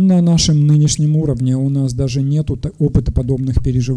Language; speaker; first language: Russian; native; Russian